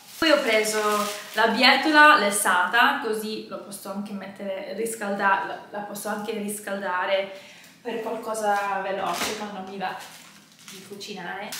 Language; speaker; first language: Italian; non-native, fluent; English